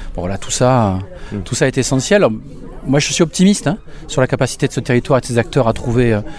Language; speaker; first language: French; native; French